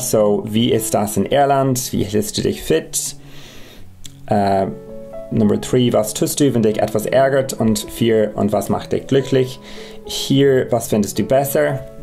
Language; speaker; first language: German; non-native, fluent; English